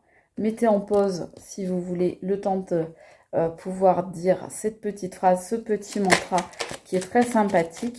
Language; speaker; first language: French; native; French